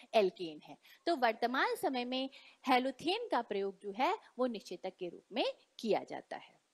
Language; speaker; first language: Hindi; native; Hindi